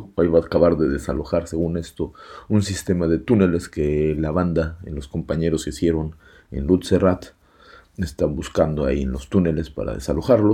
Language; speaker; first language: Spanish; native; Spanish